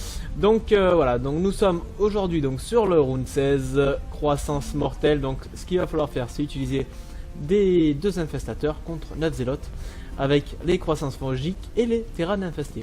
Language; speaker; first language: French; native; French